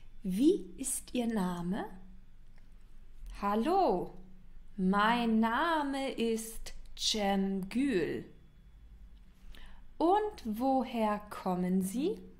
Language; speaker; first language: German; non-native, fluent; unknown